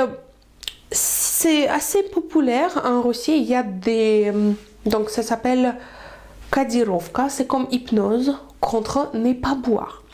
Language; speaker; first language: French; non-native, fluent; Russian